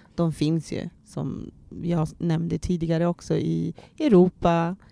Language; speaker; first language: Swedish; early bilingual, other home language; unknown